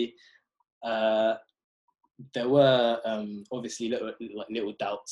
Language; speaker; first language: English; native; English